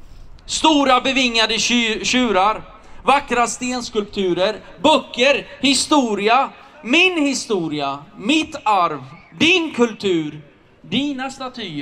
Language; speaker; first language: Swedish; early bilingual, other home language; Assyrian Neo-Aramaic